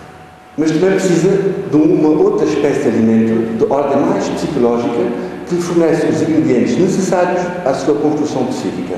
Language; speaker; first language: Portuguese; native; Portuguese